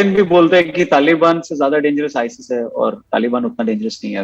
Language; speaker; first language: Hindi; native; Hindi